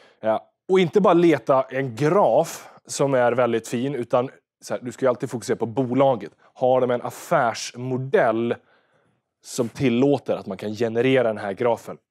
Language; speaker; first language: Swedish; native; Swedish